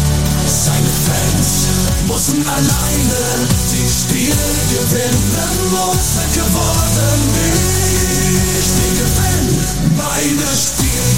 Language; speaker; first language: German; non-native, learner; Italian